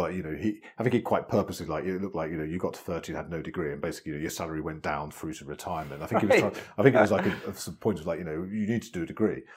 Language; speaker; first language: English; native; English